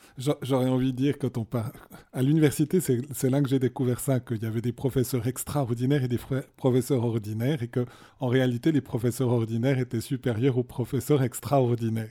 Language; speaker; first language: French; native; French